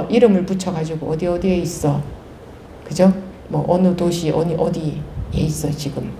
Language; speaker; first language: Korean; native; Korean